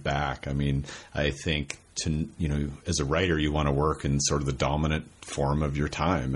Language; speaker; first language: English; native; English